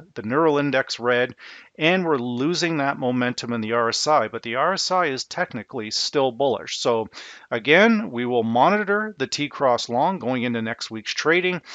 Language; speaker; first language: English; native; English